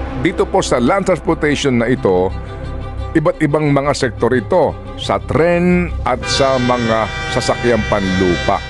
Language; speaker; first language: Filipino; native; Filipino